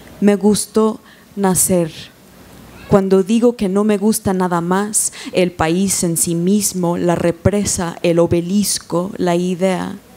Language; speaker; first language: Spanish; non-native, fluent; English